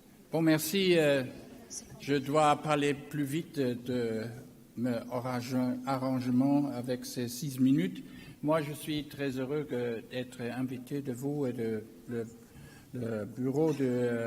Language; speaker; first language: French; non-native, learner; German